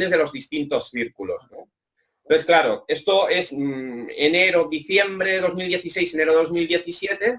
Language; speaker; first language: Spanish; native; Spanish